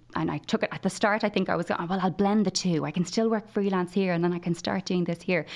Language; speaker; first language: English; native; English